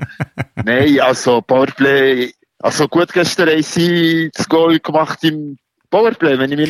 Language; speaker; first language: German; non-native, local second language; French